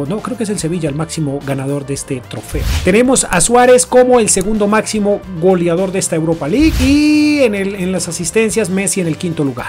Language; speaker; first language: Spanish; native; Spanish